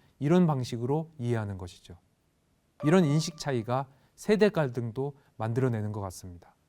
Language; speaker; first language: Korean; native; Korean